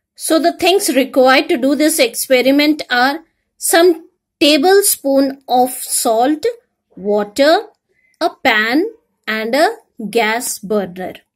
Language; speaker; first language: English; non-native, local second language; Hindi